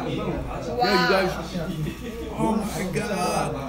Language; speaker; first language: English; non-native, fluent; Korean